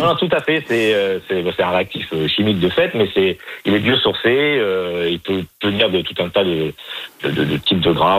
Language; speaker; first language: French; native; French